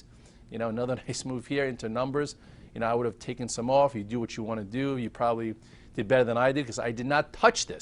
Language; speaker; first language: English; native; English